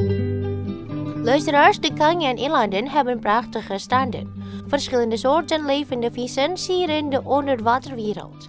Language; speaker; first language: Dutch; non-native, fluent; Indonesian